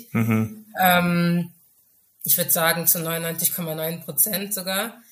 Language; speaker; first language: German; early bilingual, other home language; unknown